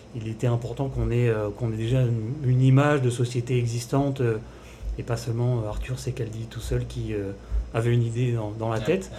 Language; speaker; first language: French; native; French